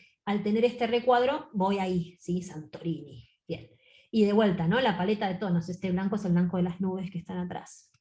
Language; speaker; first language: Spanish; native; Spanish